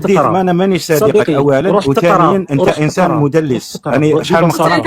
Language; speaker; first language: Arabic; native; Arabic